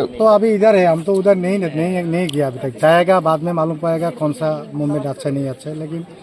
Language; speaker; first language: Hindi; non-native, learner; Bangla